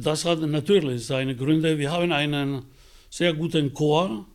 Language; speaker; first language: German; non-native, fluent; Spanish